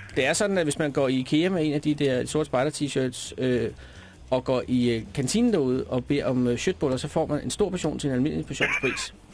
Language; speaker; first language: Danish; native; Danish